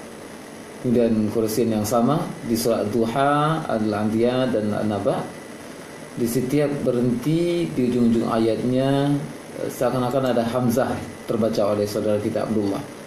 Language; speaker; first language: Indonesian; native; Indonesian